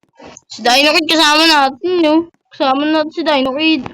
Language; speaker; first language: Filipino; native; Filipino